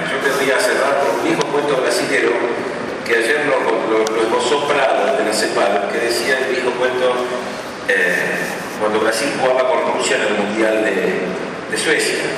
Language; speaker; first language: Spanish; native; Spanish